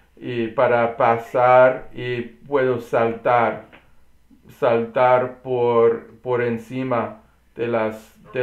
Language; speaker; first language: Spanish; non-native, learner; English